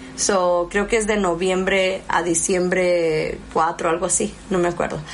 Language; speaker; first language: Spanish; early bilingual, heritage; Spanish